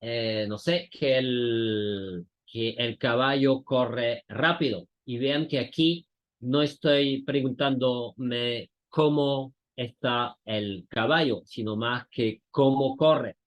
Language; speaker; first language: Spanish; non-native, fluent; French